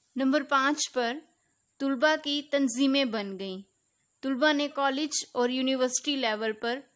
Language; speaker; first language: Urdu; native; Urdu